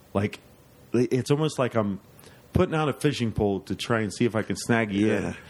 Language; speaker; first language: English; native; English